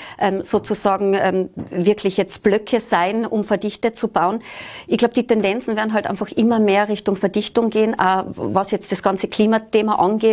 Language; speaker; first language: German; native; German